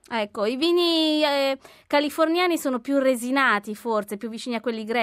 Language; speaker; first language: Italian; native; Italian